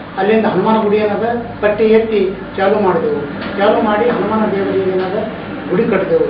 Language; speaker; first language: Kannada; non-native, local second language; Lambadi